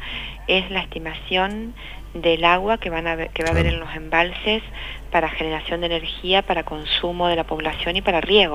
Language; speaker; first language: Spanish; native; Spanish